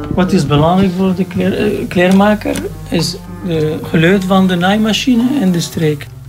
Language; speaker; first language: Dutch; non-native, learner; Arabic